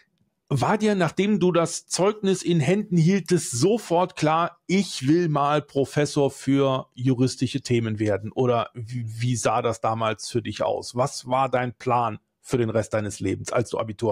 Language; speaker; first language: German; native; German